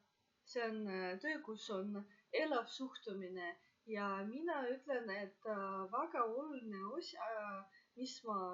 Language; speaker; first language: Estonian; non-native, local second language; Russian